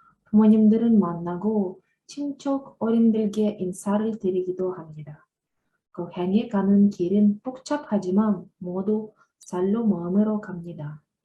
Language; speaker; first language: Korean; non-native, learner; Russian